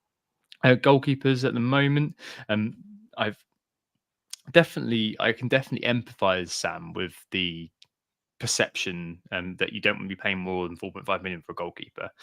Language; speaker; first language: English; native; English